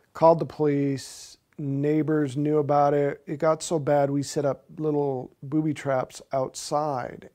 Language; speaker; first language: English; native; English